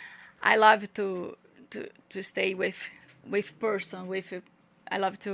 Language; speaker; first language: English; non-native, learner; Portuguese